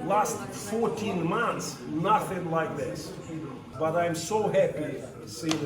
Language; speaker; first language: English; non-native, learner; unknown